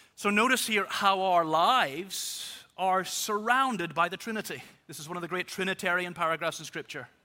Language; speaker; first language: English; native; English